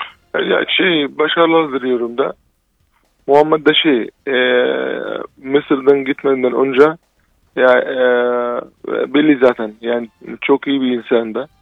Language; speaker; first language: Turkish; non-native, fluent; Arabic